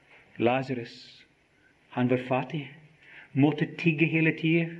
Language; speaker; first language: Norwegian; non-native, fluent; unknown